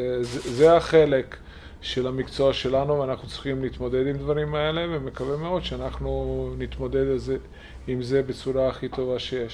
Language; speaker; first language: Hebrew; non-native, fluent; Serbian